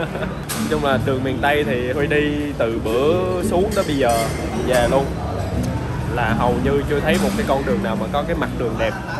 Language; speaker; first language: Vietnamese; native; Vietnamese